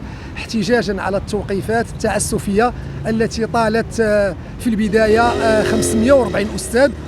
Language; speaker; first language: Arabic; native; Arabic